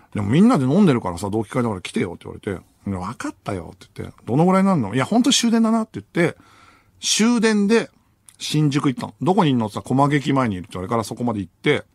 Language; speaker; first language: Japanese; native; Japanese